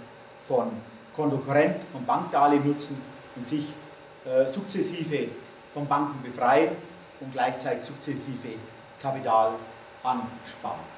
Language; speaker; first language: German; native; German